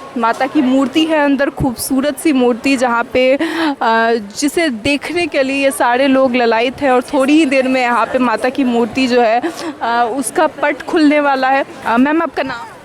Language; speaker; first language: Hindi; native; Hindi